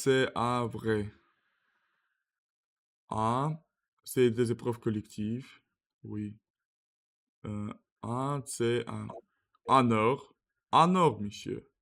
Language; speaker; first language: French; non-native, learner; Russian